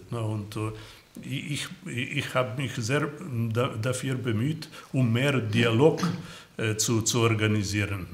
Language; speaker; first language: German; non-native, fluent; Slovenian